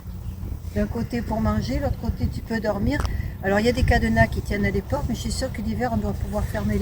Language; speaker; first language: French; native; French